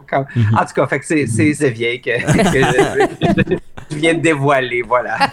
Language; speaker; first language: French; native; French